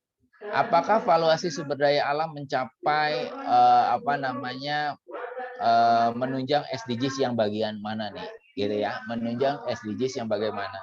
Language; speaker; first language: Indonesian; native; Indonesian